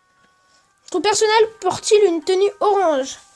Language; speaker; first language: French; native; French